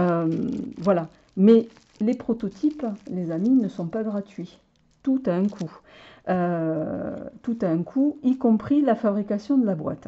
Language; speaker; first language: French; native; French